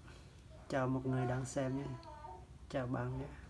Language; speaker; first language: Vietnamese; non-native, local second language; Jarai